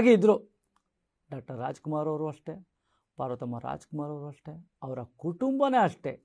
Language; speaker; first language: Kannada; non-native, local second language; Marathi